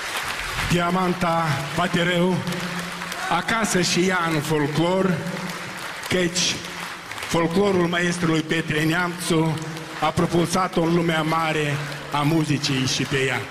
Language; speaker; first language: Romanian; native; Romanian